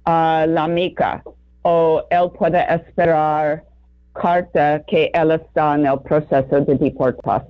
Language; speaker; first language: Spanish; non-native, learner; English